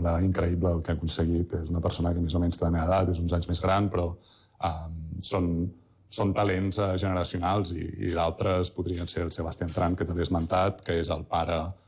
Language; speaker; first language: Catalan; native; Catalan